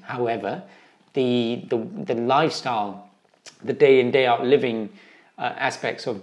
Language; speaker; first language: English; native; English